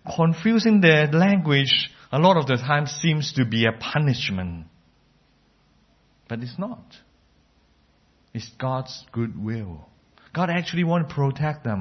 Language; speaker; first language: English; non-native, fluent; Cantonese